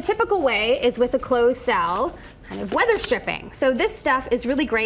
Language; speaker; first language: English; native; English